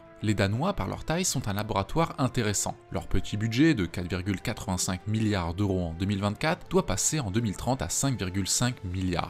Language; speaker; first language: French; native; French